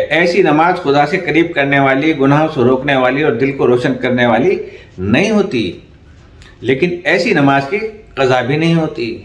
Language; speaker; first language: Urdu; native; Urdu